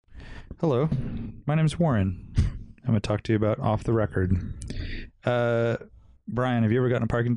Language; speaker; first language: English; native; English